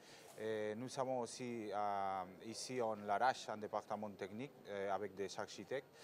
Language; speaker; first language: French; non-native, fluent; Spanish